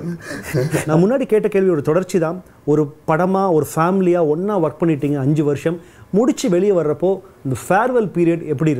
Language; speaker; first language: Tamil; native; Tamil